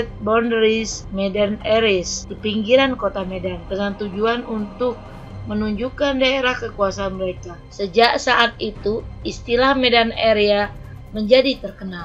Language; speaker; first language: Indonesian; native; Indonesian